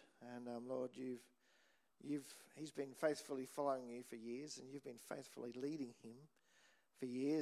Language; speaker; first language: English; native; English